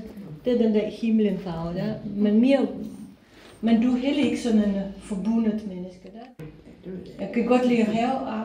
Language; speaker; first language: Danish; non-native, fluent; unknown